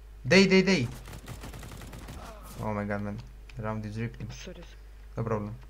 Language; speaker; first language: English; non-native, learner; Romanian